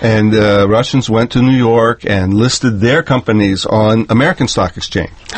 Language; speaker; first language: English; native; English